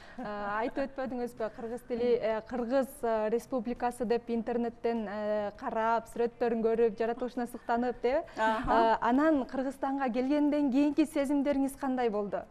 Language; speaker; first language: Kyrgyz; native; Kyrgyz